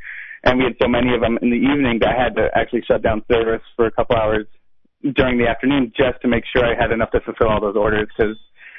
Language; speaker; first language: English; native; English